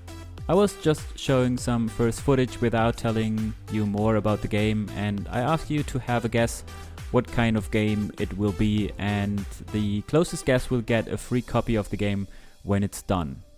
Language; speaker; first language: English; non-native, fluent; German